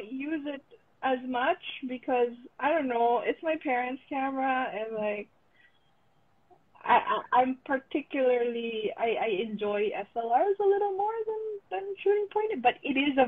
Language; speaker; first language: English; non-native, local second language; Filipino